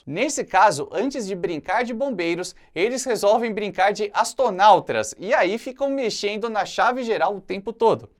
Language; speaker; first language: Portuguese; native; Portuguese